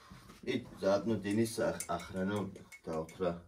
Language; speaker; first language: Russian; non-native, local second language; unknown